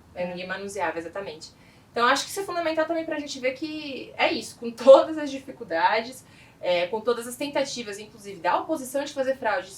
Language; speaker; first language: Portuguese; native; Portuguese